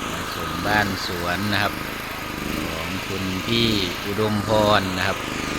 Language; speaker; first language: Thai; native; Thai